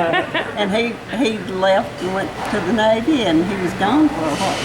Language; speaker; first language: English; native; English